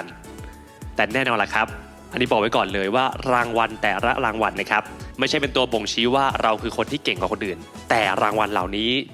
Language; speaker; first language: Thai; native; Thai